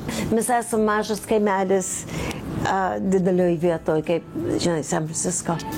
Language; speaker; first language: Lithuanian; early bilingual, heritage; Lithuanian